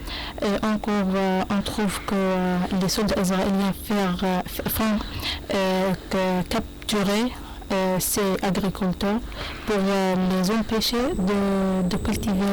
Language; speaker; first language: French; non-native, learner; Arabic